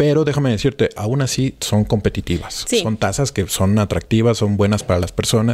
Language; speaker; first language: Spanish; native; Spanish